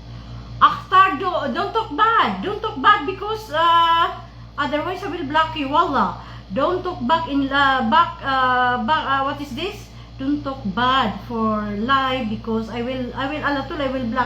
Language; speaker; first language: English; non-native, local second language; Filipino